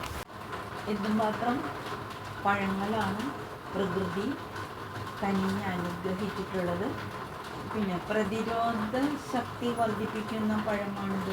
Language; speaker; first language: Malayalam; native; Malayalam